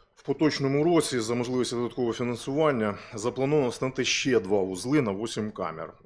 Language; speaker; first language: Ukrainian; native; Ukrainian